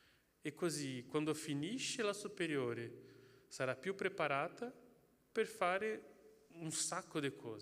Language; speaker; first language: Italian; non-native, fluent; Portuguese